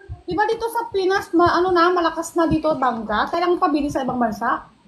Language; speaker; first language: Filipino; non-native, learner; Chinese